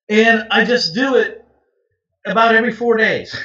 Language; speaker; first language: English; native; English